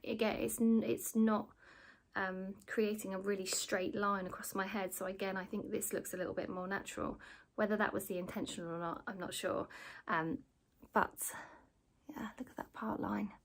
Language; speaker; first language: English; native; English